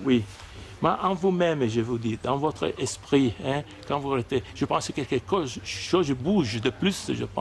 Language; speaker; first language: French; native; French